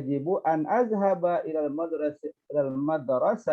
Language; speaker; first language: Arabic; non-native, learner; Indonesian